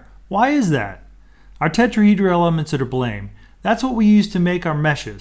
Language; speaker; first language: English; native; English